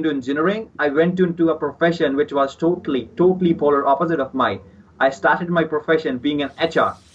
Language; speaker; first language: English; non-native, local second language; Punjabi